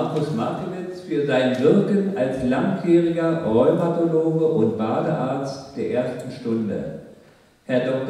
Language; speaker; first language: German; native; German